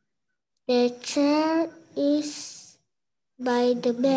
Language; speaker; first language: English; non-native, learner; Indonesian